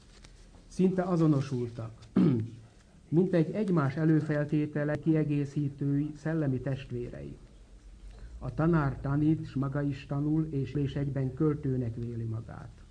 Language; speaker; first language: Hungarian; native; Hungarian